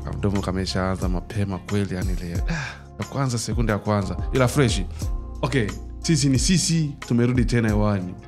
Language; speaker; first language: Swahili; native; Swahili